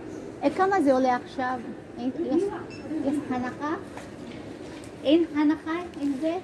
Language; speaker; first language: Hebrew; non-native, learner; Filipino